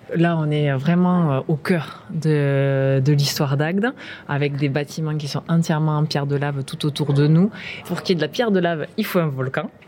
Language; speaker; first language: French; native; French